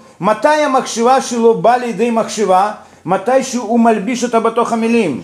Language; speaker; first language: Hebrew; non-native, fluent; Russian